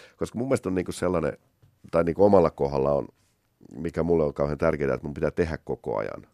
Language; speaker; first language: Finnish; native; Finnish